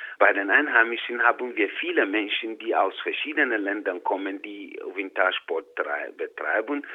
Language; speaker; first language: German; non-native, fluent; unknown